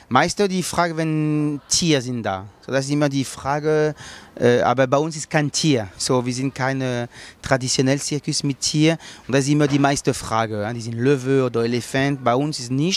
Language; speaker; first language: German; non-native, learner; French